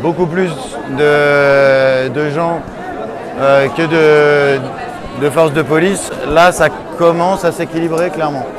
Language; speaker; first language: French; native; French